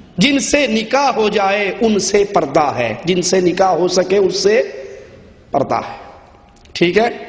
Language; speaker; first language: Urdu; non-native, local second language; Punjabi